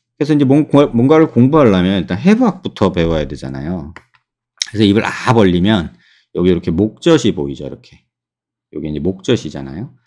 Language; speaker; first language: Korean; native; Korean